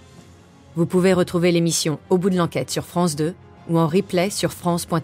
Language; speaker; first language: French; native; French